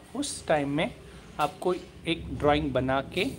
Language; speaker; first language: Hindi; non-native, local second language; Marathi